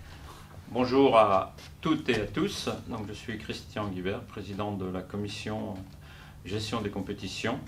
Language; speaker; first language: French; native; French